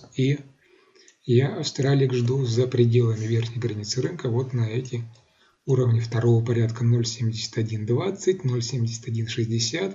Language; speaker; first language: Russian; native; Russian